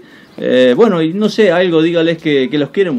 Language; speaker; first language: Spanish; native; Spanish